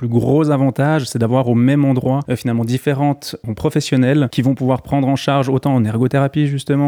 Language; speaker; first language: French; native; French